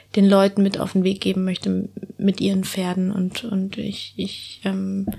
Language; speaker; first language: German; early bilingual, heritage; Spanish